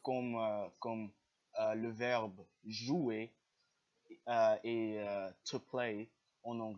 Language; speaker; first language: French; non-native, learner; English